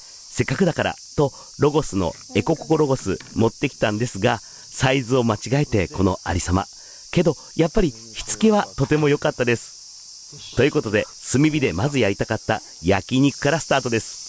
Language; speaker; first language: Japanese; native; Japanese